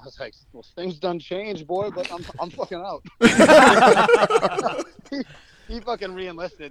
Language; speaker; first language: English; native; English